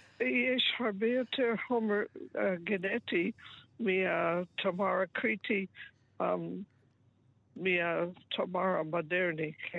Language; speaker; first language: Hebrew; non-native, fluent; English